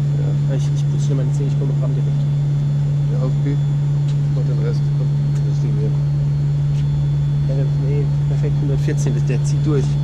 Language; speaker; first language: German; native; German